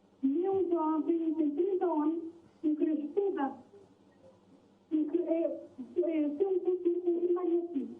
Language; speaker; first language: Portuguese; non-native, local second language; Kabuverdianu